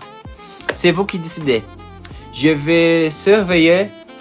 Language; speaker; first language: French; non-native, learner; Portuguese